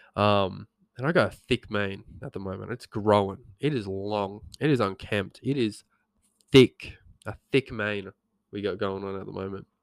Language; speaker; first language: English; native; English